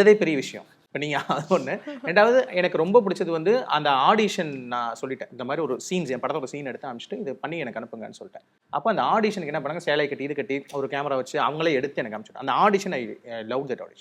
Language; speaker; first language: Tamil; native; Tamil